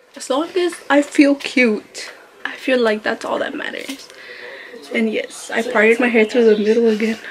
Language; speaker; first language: English; early bilingual, other home language; Spanish